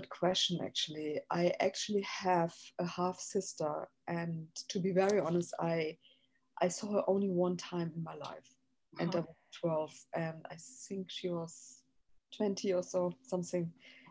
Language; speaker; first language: English; non-native, fluent; German